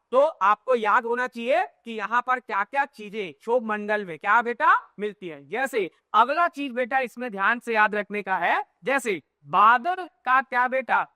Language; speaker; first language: Hindi; native; Hindi